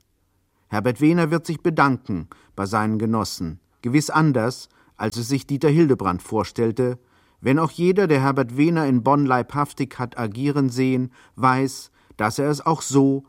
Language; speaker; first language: German; native; German